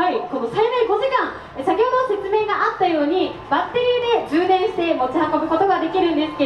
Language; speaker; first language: Japanese; native; Japanese